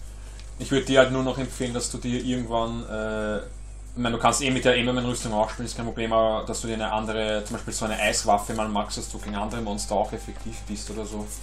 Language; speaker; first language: German; native; German